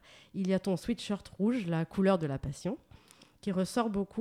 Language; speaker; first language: French; native; French